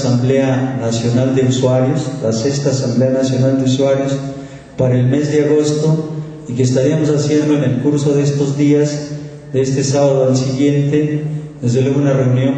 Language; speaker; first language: Spanish; native; Spanish